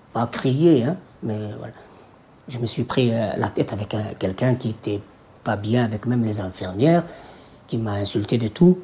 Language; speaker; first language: French; non-native, local second language; Somali